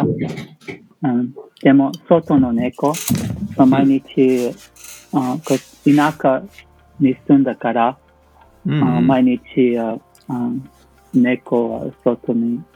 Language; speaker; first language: Japanese; non-native, learner; English